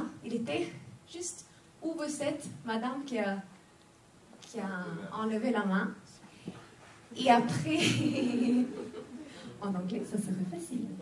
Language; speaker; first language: French; non-native, fluent; Swedish